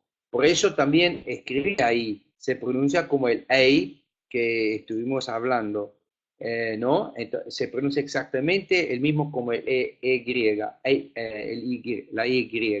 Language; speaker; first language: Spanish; non-native, fluent; Afrikaans